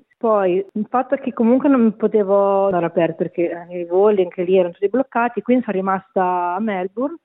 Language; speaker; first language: Italian; native; Italian